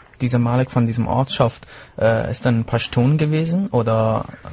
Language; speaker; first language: German; non-native, fluent; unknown